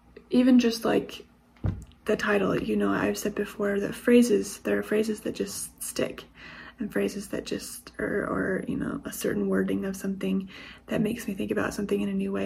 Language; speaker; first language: English; native; English